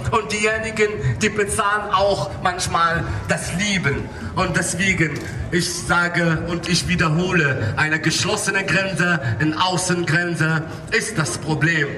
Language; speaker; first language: German; non-native, local second language; Arabic